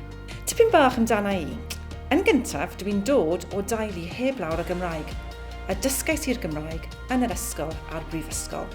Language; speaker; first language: Welsh; non-native, local second language; English